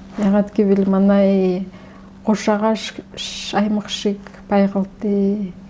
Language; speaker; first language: Mongolian; non-native, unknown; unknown